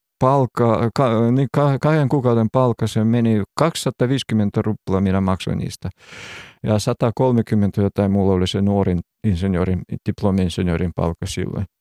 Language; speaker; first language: Finnish; non-native, fluent; Russian